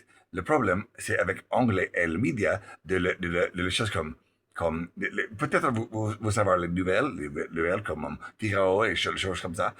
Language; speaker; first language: French; non-native, learner; English